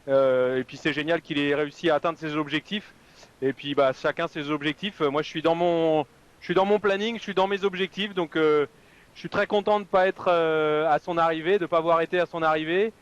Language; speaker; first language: French; native; French